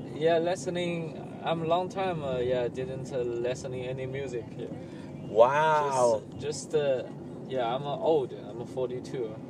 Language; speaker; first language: English; non-native, learner; Chinese